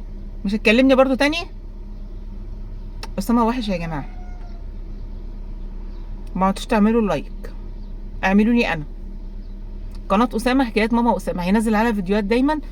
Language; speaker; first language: Arabic; native; Arabic